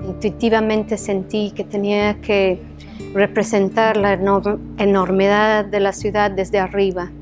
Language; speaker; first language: Spanish; non-native, fluent; English